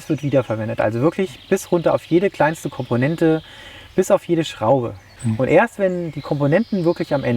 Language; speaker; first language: German; native; German